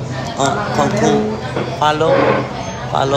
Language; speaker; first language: English; non-native, learner; Thai